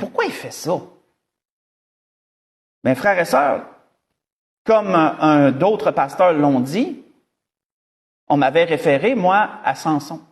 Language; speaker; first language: French; native; French